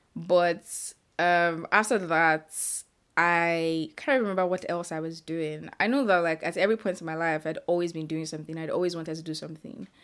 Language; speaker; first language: English; non-native, local second language; Yoruba